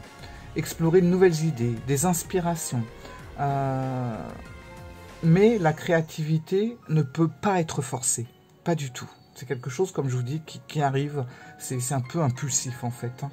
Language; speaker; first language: French; native; French